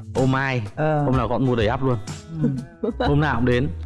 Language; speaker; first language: Vietnamese; native; Vietnamese